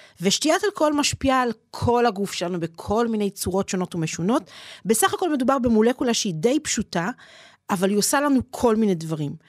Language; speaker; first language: Hebrew; native; Hebrew